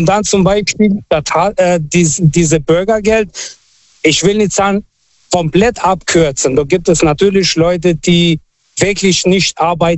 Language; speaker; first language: German; non-native, fluent; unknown